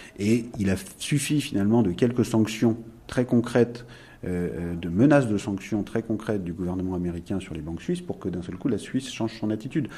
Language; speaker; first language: French; native; French